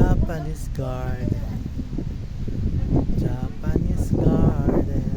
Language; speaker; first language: English; non-native, local second language; Filipino